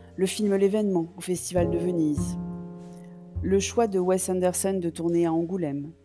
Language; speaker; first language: French; native; French